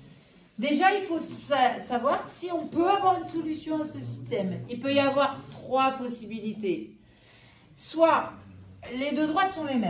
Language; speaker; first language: French; native; French